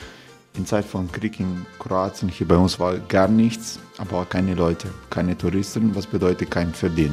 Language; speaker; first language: German; non-native, learner; Croatian